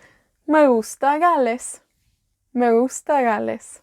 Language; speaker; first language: Spanish; non-native, learner; Welsh